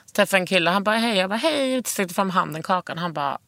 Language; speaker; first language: Swedish; native; Swedish